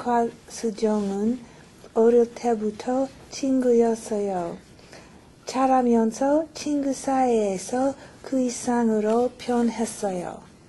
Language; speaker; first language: Korean; non-native, learner; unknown